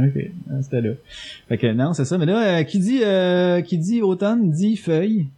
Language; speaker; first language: French; native; French